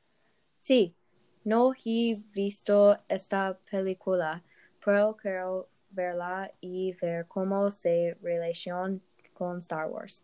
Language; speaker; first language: Spanish; non-native, learner; English